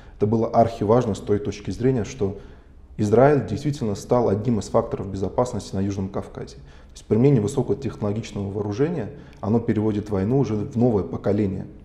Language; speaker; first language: Russian; non-native, local second language; Armenian